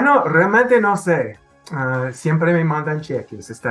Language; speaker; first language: Spanish; non-native, fluent; English